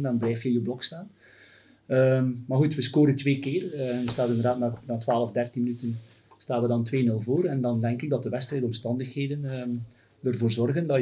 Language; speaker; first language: Dutch; native; Dutch